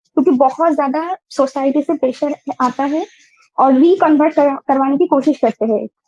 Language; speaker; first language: Hindi; non-native, local second language; Bangla